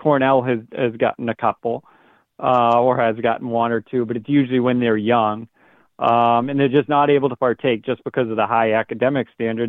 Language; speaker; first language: English; native; English